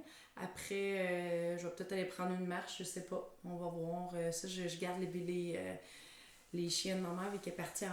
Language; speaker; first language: French; native; French